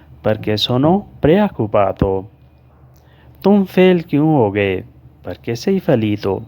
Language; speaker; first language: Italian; non-native, learner; Urdu